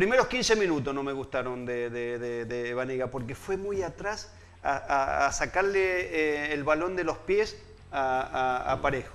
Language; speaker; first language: Spanish; native; Spanish